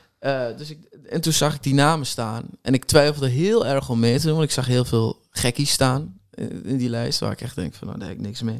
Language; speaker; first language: Dutch; native; Dutch